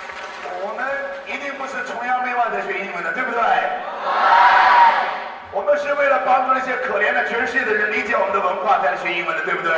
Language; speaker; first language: Chinese; native; Chinese